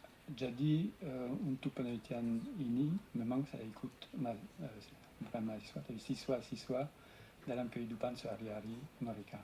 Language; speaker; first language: Indonesian; non-native, fluent; French